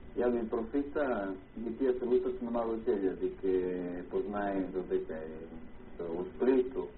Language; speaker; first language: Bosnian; early bilingual, heritage; Croatian